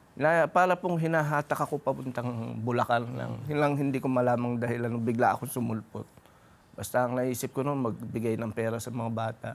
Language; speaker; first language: Filipino; native; Filipino